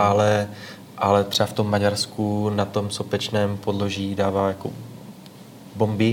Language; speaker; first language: Czech; native; Czech